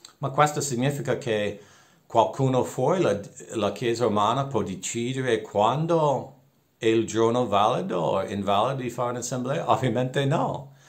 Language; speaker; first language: Italian; non-native, fluent; English